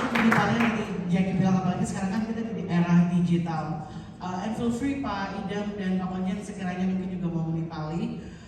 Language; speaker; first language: Indonesian; native; Indonesian